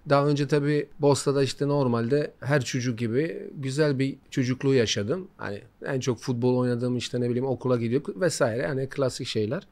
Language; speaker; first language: Turkish; non-native, fluent; Bosnian